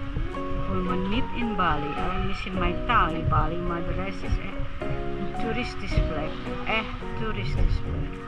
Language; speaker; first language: Dutch; non-native, learner; Indonesian